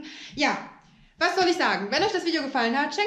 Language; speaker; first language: German; native; German